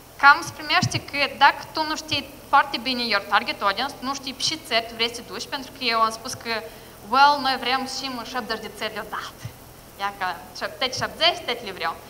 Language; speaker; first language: Romanian; non-native, local second language; Russian